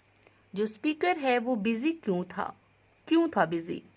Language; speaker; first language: Hindi; native; Hindi